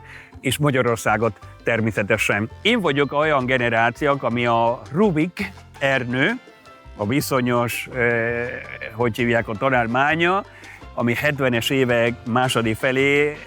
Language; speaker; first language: Hungarian; non-native, fluent; Spanish